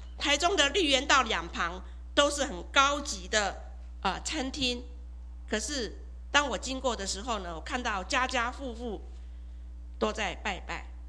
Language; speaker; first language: Chinese; native; Chinese